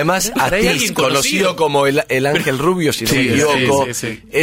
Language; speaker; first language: Spanish; native; Spanish